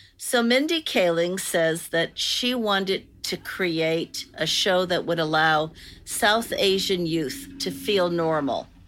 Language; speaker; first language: English; native; English